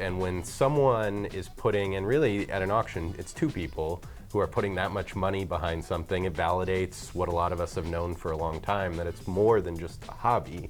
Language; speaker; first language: English; native; English